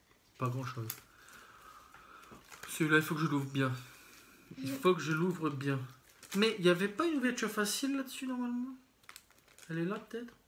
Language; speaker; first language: French; native; French